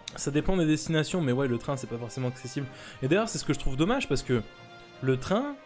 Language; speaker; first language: French; native; French